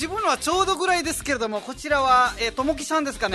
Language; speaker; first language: Japanese; non-native, fluent; Nepali